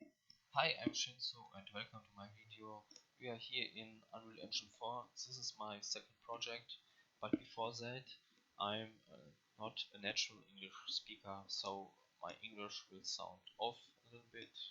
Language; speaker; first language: English; non-native, learner; German